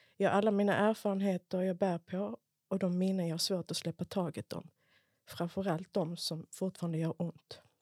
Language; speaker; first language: Swedish; early bilingual, other home language; Spanish